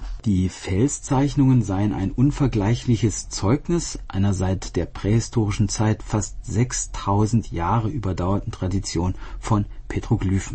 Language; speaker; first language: German; native; German